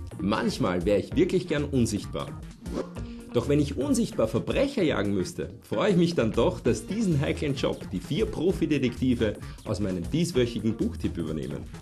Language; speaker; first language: German; native; German